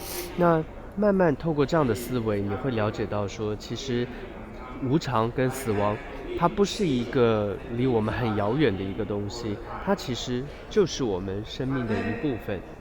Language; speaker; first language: Chinese; native; Chinese